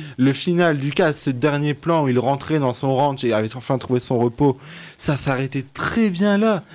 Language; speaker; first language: French; native; French